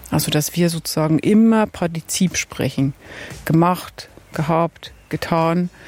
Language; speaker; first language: German; native; German